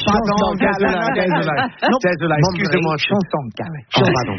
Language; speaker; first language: French; non-native, learner; English